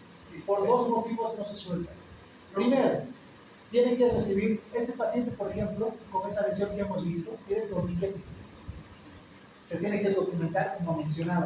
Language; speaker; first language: Spanish; native; Spanish